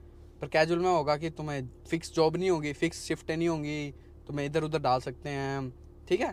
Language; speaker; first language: Hindi; native; Hindi